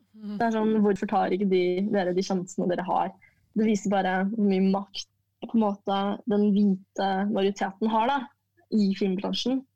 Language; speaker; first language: Norwegian; early bilingual, other home language; Chinese